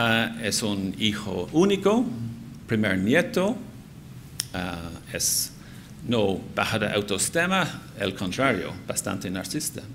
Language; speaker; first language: Spanish; non-native, fluent; English